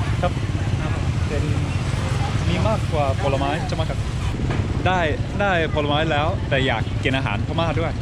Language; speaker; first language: Thai; non-native, learner; English